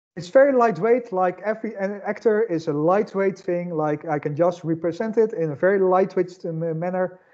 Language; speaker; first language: English; non-native, fluent; Dutch